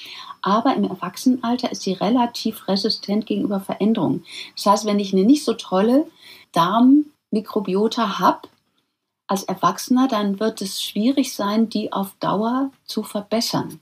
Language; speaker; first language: German; native; German